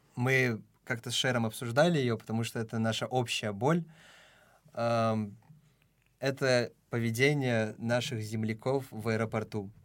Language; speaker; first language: Russian; non-native, local second language; Tajik